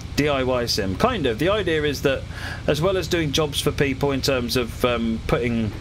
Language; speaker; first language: English; native; English